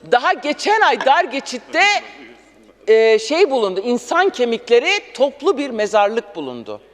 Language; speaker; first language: Turkish; non-native, local second language; Kurdish